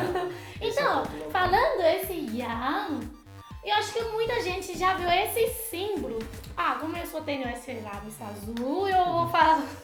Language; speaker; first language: Portuguese; non-native, fluent; Chinese